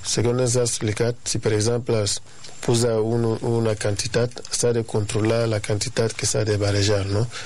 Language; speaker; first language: Catalan; non-native, fluent; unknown